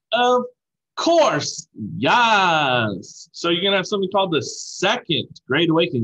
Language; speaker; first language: English; native; English